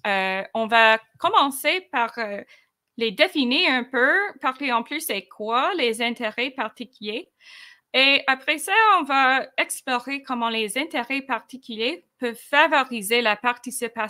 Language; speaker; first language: French; non-native, fluent; English